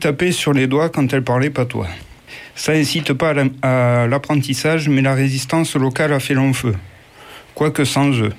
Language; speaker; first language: French; native; French